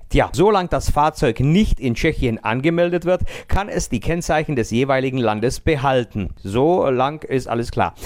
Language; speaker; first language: German; native; German